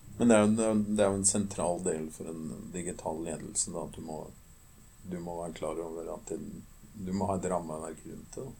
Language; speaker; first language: Norwegian; native; Norwegian